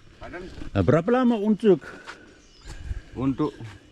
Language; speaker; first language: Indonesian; non-native, learner; English